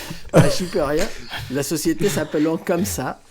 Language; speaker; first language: French; native; French